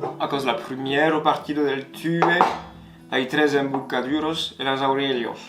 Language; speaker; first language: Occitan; non-native, local second language; French